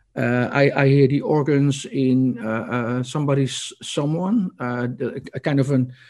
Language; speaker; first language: English; non-native, fluent; Dutch